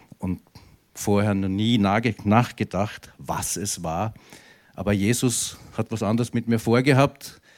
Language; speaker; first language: German; native; German